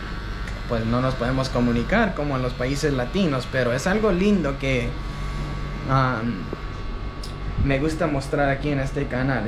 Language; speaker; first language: Spanish; early bilingual, heritage; Spanish